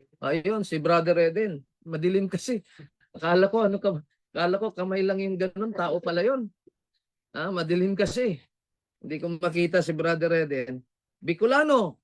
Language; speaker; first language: Filipino; non-native, local second language; Cebuano